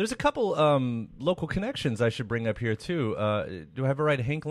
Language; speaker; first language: English; native; English